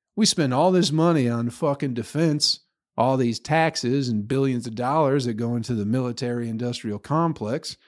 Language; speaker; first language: English; native; English